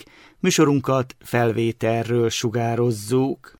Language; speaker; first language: Hungarian; native; Hungarian